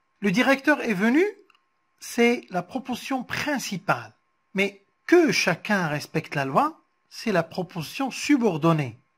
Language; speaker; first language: French; non-native, local second language; Arabic